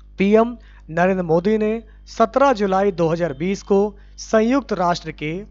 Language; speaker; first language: Hindi; native; Hindi